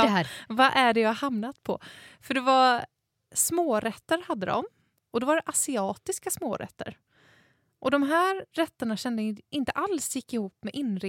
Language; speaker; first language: Swedish; native; Swedish